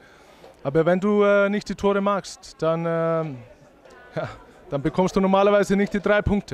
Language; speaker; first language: German; non-native, fluent; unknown